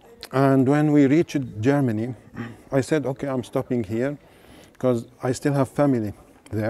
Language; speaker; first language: English; non-native, fluent; Arabic